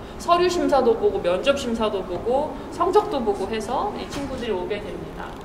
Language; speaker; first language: Korean; native; Korean